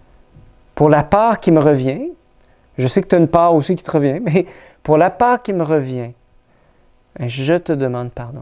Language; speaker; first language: French; native; French